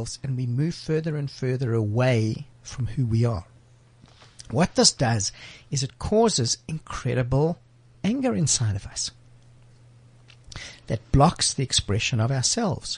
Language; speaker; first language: English; native; English